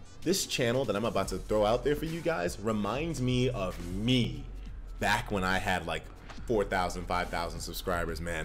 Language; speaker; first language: English; native; English